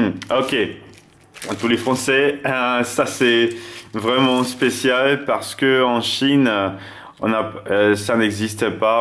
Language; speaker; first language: French; non-native, fluent; German